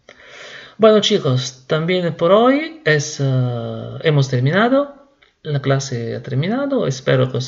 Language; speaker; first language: Spanish; non-native, fluent; Italian